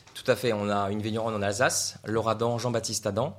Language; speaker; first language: French; non-native, fluent; Russian